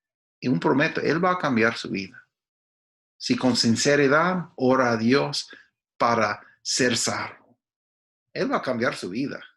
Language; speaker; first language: Spanish; non-native, fluent; English